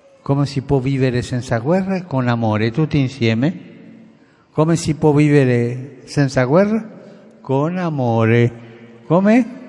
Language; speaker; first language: Italian; early bilingual, heritage; Spanish